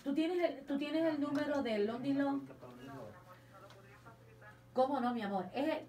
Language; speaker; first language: Spanish; native; Spanish